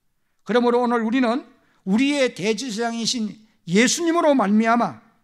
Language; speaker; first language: Korean; native; Korean